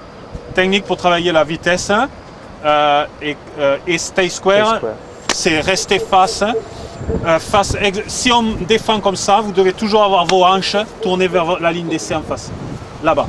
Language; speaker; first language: French; native; French